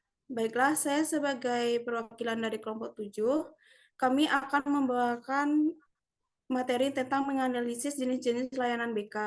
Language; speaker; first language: Indonesian; native; Indonesian